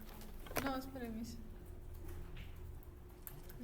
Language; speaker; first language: Spanish; native; Spanish